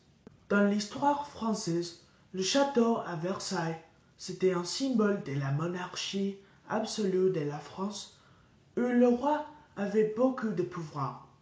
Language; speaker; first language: French; non-native, learner; English